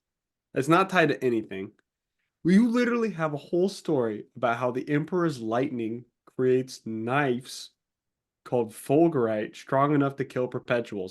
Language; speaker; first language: English; native; English